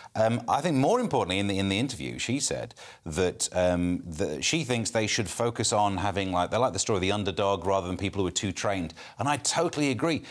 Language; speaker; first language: English; native; English